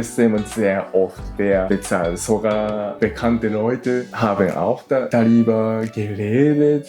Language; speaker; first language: German; non-native, learner; Japanese